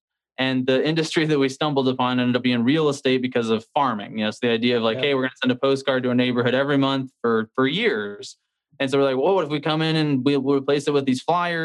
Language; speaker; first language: English; native; English